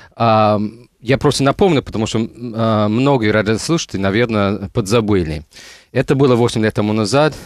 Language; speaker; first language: Russian; non-native, fluent; English